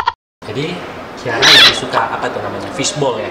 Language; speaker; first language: Indonesian; native; Indonesian